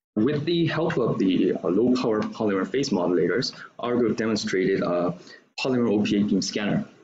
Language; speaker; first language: English; non-native, fluent; Korean